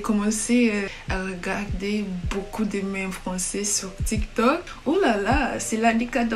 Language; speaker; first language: French; non-native, learner; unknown